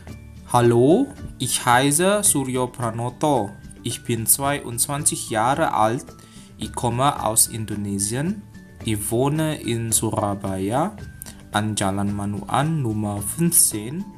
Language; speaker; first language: German; non-native, fluent; Indonesian